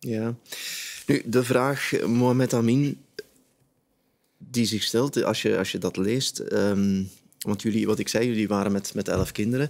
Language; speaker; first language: Dutch; native; Dutch